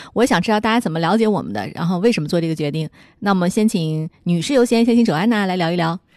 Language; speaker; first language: Chinese; native; Chinese